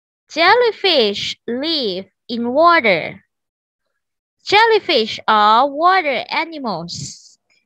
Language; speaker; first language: English; non-native, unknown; Thai